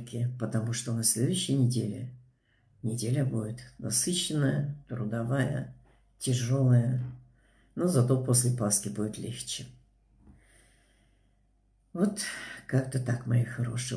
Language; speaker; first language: Russian; native; Russian